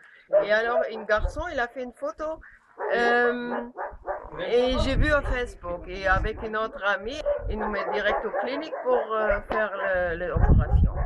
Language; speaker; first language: French; non-native, learner; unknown